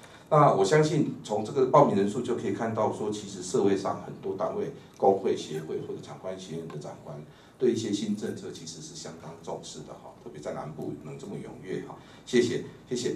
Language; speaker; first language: Chinese; native; Chinese